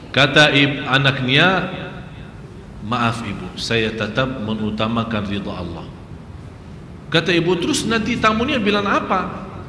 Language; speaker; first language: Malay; non-native, fluent; Arabic